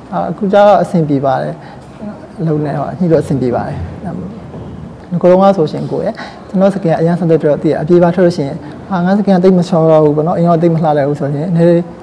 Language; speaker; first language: Burmese; native; Burmese